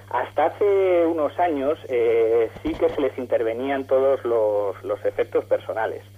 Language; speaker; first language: Spanish; native; Spanish